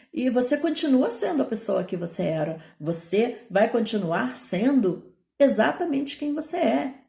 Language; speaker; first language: Portuguese; native; Portuguese